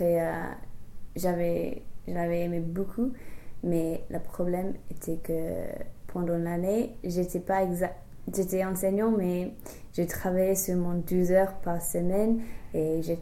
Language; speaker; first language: French; non-native, fluent; English